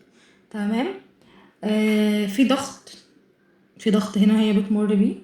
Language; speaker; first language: Arabic; native; Arabic